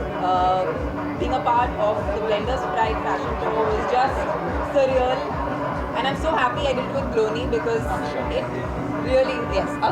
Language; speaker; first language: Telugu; non-native, fluent; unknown